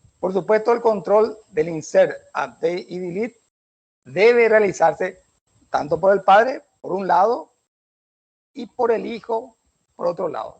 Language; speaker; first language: Spanish; native; Spanish